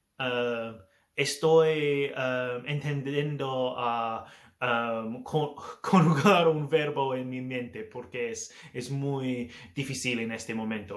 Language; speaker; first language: Spanish; non-native, learner; English